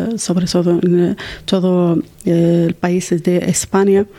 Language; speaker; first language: Spanish; non-native, learner; Arabic